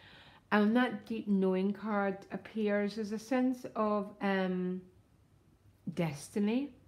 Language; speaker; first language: English; native; English